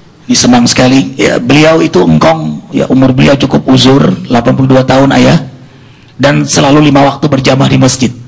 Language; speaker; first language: Indonesian; native; Indonesian